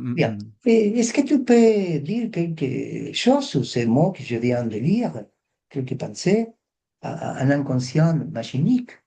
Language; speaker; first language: French; non-native, fluent; Spanish